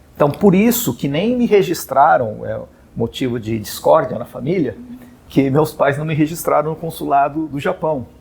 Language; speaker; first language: Portuguese; native; Portuguese